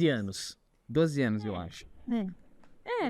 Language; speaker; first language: Portuguese; native; Portuguese